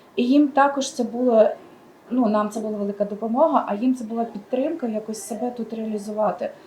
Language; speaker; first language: Ukrainian; native; Ukrainian